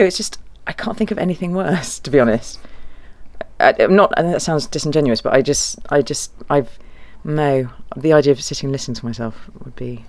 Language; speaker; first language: English; early bilingual, other home language; German